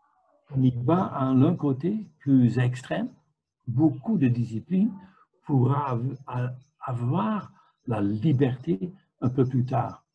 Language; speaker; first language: French; non-native, fluent; Dutch